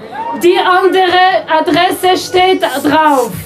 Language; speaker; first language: German; non-native, local second language; French